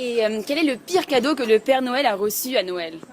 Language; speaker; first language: French; native; French